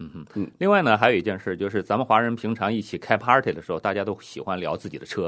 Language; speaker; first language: Chinese; native; Chinese